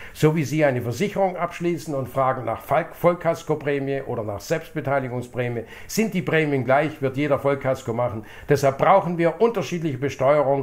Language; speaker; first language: German; native; German